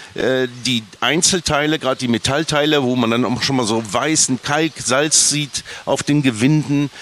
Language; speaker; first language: German; native; German